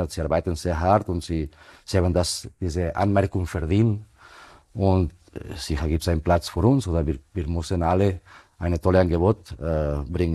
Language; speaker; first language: German; non-native, fluent; Spanish